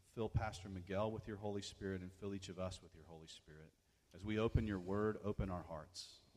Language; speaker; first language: English; native; English